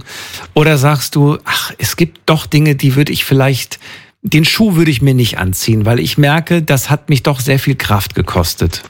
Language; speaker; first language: German; native; German